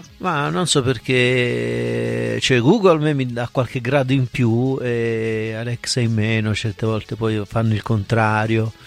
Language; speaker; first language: Italian; native; Italian